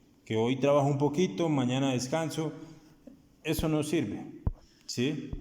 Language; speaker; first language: Spanish; native; Spanish